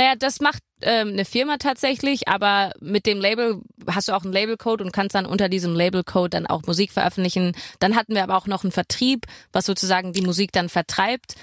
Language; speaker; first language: German; non-native, fluent; English